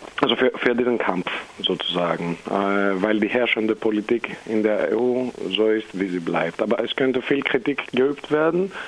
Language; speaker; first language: German; non-native, fluent; Greek